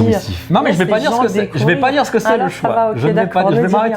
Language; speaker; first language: French; native; French